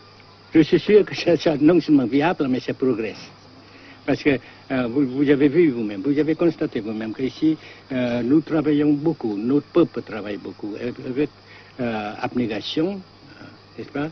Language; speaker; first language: French; non-native, local second language; Vietnamese